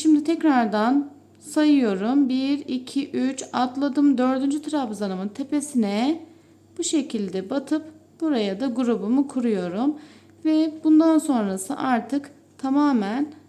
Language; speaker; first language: Turkish; native; Turkish